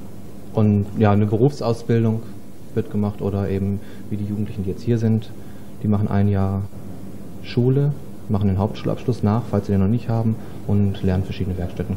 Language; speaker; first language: German; native; German